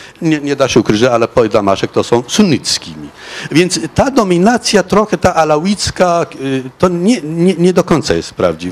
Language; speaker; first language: Polish; non-native, fluent; Arabic